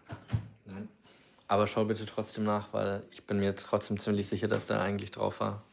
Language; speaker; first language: German; native; German